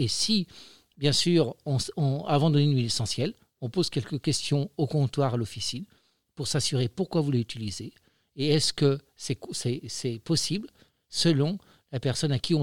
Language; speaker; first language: French; native; French